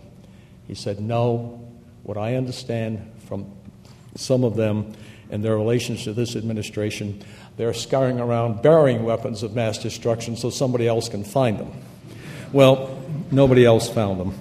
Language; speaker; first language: English; native; English